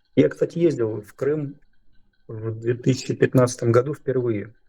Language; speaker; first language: Russian; native; Russian